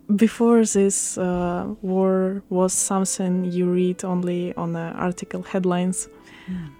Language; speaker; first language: English; non-native, fluent; Russian